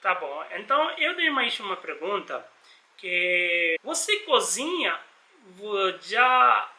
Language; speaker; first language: Portuguese; non-native, learner; Hindi